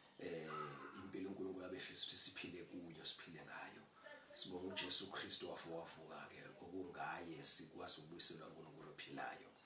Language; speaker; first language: Zulu; native; Zulu